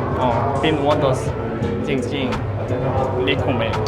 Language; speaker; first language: Thai; non-native, learner; Korean